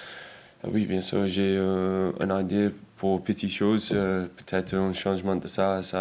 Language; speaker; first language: French; non-native, learner; English